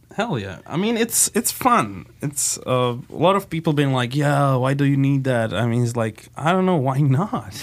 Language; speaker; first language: English; non-native, fluent; Slovak